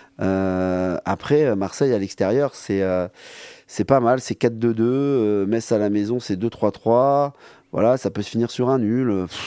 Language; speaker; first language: French; native; French